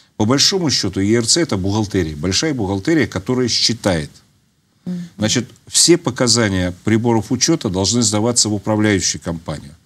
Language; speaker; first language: Russian; native; Russian